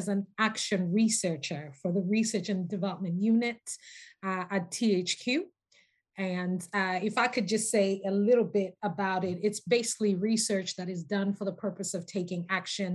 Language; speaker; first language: English; non-native, local second language; Nyanja